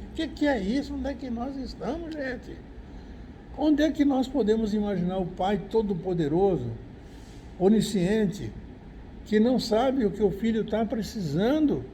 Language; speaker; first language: Portuguese; native; Portuguese